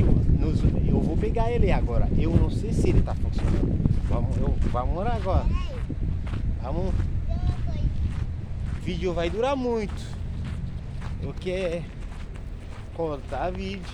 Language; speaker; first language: Portuguese; non-native, learner; Haitian Creole